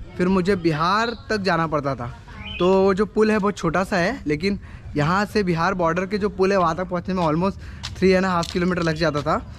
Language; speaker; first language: Hindi; native; Hindi